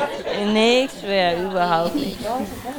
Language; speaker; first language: German; non-native, learner; Vietnamese